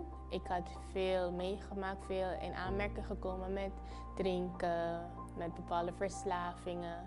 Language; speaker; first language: Dutch; early bilingual, other home language; Papiamento